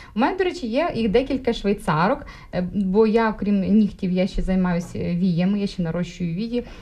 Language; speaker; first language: Ukrainian; non-native, local second language; Russian